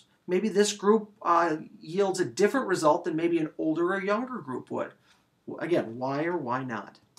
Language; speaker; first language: English; native; English